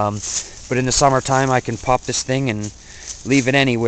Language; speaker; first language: English; native; English